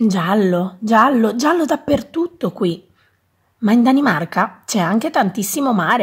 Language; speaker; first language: Italian; native; Italian